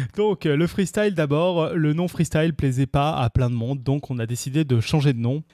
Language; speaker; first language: French; native; French